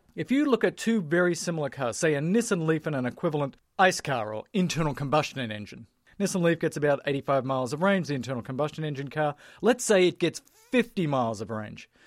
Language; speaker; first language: English; native; English